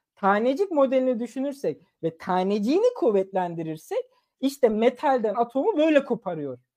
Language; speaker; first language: Turkish; early bilingual, other home language; German